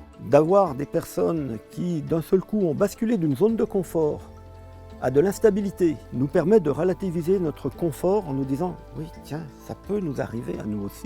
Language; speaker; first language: French; native; French